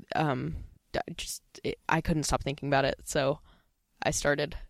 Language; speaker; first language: English; native; English